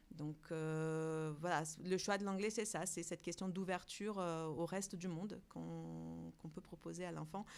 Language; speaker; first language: French; non-native, fluent; Portuguese